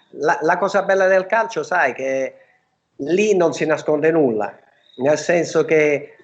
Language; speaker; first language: Italian; native; Italian